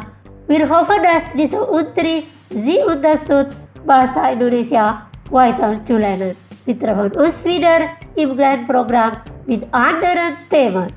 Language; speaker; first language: German; non-native, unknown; Indonesian